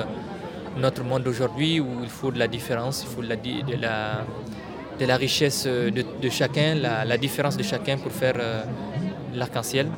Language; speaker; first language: French; non-native, local second language; Tamasheq